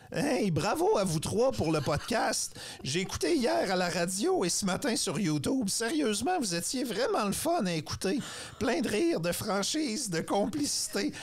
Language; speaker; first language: French; native; French